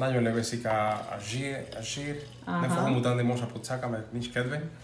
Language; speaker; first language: Hungarian; non-native, learner; Spanish